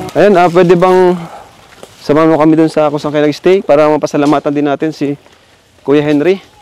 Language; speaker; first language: Filipino; native; Filipino